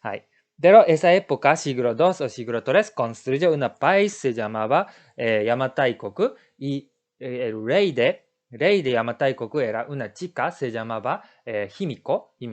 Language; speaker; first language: Spanish; non-native, learner; Japanese